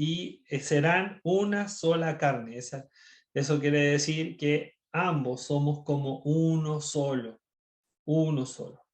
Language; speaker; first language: Spanish; native; Spanish